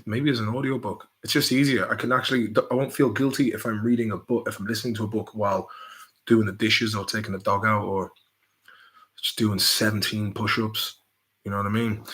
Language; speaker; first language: English; native; English